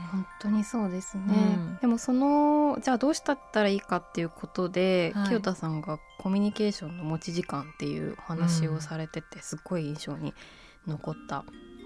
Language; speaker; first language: Japanese; native; Japanese